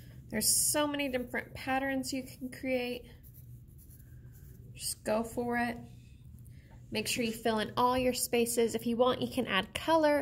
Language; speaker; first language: English; native; English